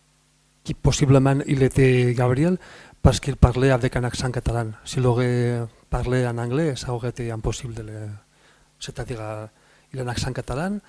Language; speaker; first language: French; non-native, fluent; Spanish